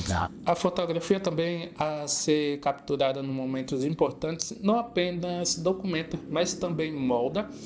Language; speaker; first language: Portuguese; native; Portuguese